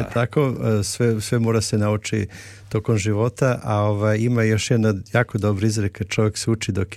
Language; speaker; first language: Serbian; native; Serbian